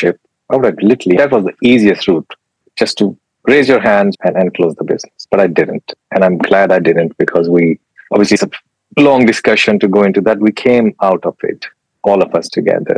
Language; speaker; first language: English; non-native, local second language; Urdu